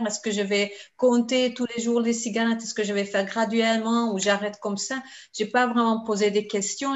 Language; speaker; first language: French; non-native, fluent; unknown